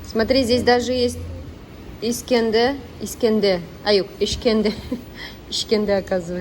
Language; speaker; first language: Russian; native; Russian